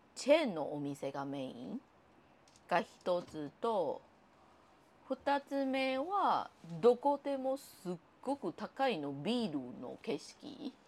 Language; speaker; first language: Japanese; non-native, fluent; Chinese